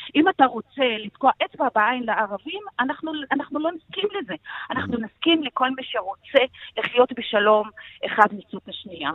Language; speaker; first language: Hebrew; non-native, local second language; Arabic